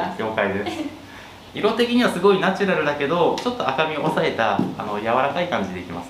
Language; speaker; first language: Japanese; native; Japanese